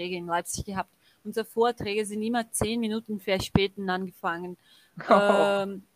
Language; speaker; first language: German; non-native, fluent; Portuguese